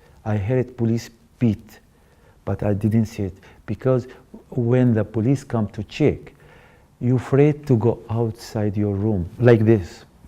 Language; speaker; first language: English; non-native, learner; Arabic